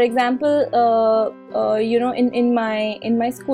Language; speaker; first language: English; non-native, local second language; Hindi